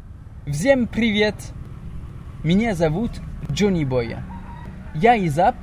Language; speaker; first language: Russian; non-native, learner; French